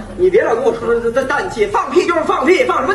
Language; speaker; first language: Chinese; native; Chinese